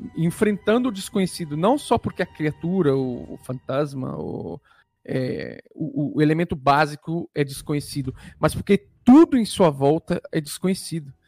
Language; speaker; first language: Portuguese; early bilingual, other home language; Italian